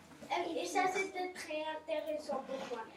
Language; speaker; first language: French; non-native, learner; English